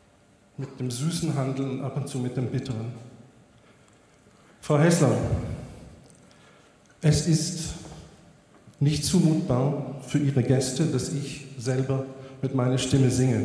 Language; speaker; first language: German; non-native, fluent; Hebrew